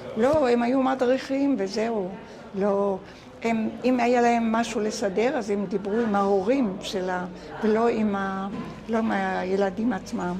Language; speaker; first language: Hebrew; native; Hebrew